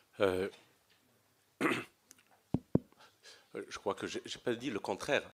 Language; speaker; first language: French; non-native, fluent; Greek